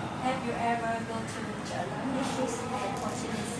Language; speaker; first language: English; non-native, learner; Vietnamese